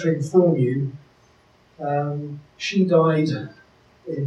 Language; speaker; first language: English; native; English